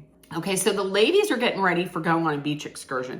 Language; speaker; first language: English; native; English